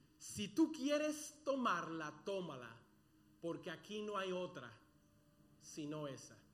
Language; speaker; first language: Spanish; early bilingual, other home language; English